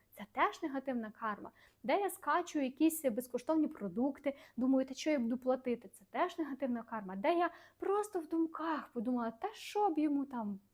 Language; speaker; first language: Ukrainian; non-native, local second language; Russian